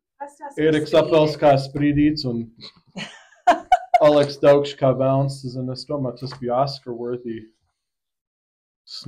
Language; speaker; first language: Latvian; early bilingual, heritage; Latvian